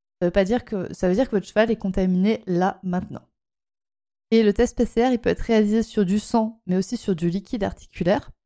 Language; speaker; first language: French; native; French